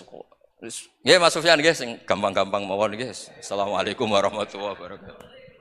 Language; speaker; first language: Indonesian; non-native, local second language; Javanese